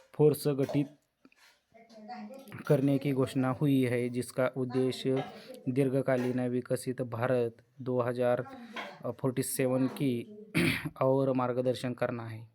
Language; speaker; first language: Hindi; non-native, local second language; Marathi